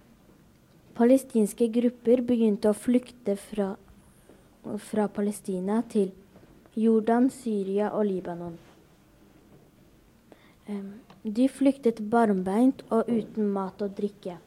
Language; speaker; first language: Norwegian; early bilingual, other home language; Arabic